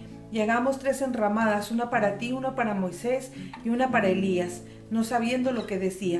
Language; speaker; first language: Spanish; native; Spanish